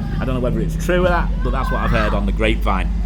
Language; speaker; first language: English; native; English